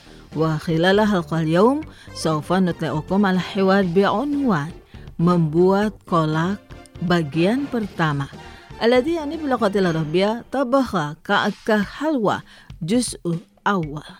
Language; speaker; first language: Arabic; non-native, fluent; Indonesian